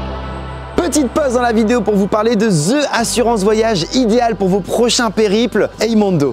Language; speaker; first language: French; native; French